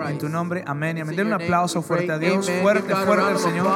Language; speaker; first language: Spanish; early bilingual, heritage; English